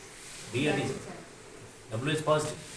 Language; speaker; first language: English; non-native, fluent; Hindi